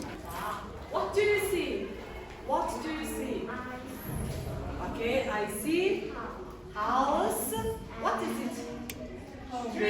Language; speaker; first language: English; non-native, fluent; Mongolian